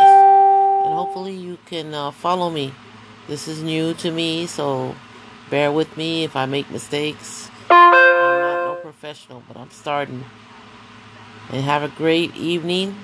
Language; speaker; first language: English; early bilingual, other home language; Spanish